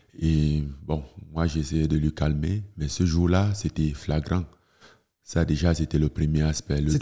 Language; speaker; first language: French; non-native, local second language; Ghomala